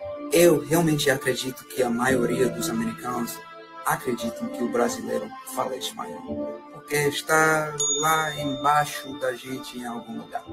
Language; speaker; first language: Portuguese; non-native, fluent; English